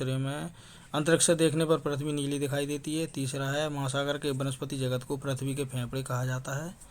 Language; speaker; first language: Hindi; native; Hindi